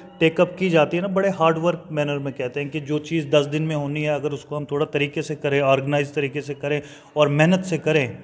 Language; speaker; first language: Hindi; non-native, local second language; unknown